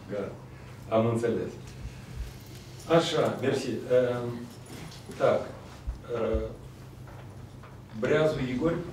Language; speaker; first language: Romanian; non-native, local second language; Russian